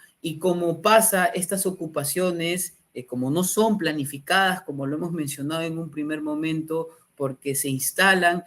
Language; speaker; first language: Spanish; native; Spanish